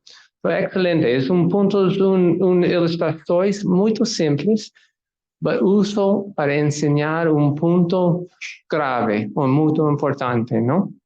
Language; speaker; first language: Portuguese; non-native, learner; English